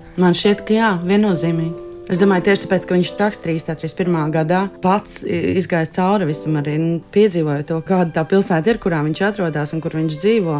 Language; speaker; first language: Latvian; native; Latvian